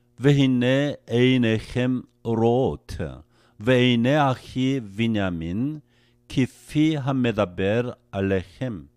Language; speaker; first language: Hebrew; non-native, fluent; Korean